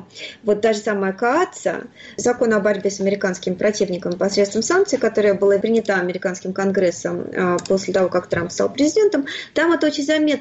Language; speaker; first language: Russian; native; Russian